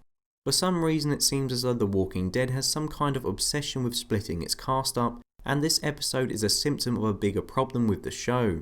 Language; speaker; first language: English; native; English